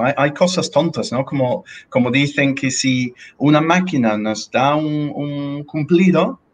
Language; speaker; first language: Spanish; non-native, fluent; English